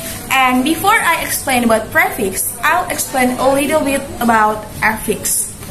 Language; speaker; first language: English; non-native, learner; Indonesian